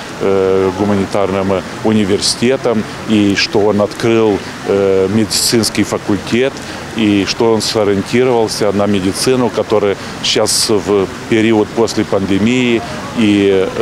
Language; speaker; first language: Russian; non-native, local second language; Romanian